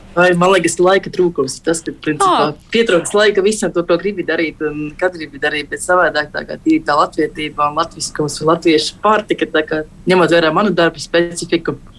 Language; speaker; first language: Latvian; native; Latvian